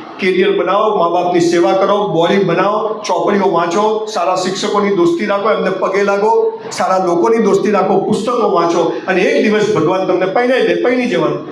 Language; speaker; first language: Gujarati; native; Gujarati